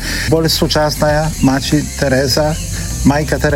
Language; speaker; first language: Polish; non-native, local second language; Belarusian